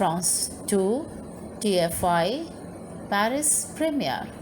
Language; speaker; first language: French; non-native, learner; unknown